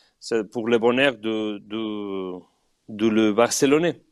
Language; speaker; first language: French; non-native, learner; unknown